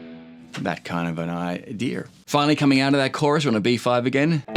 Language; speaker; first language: English; native; English